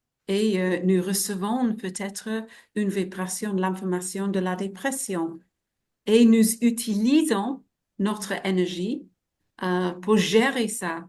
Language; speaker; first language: French; non-native, fluent; English